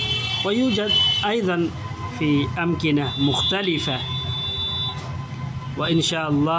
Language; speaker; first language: Arabic; non-native, fluent; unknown